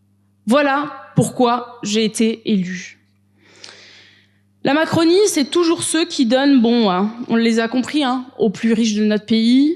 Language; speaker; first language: French; native; French